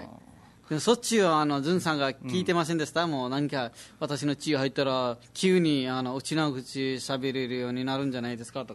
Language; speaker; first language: Japanese; non-native, fluent; Nepali